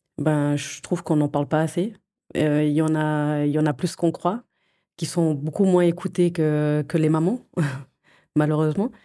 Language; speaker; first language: French; early bilingual, other home language; Portuguese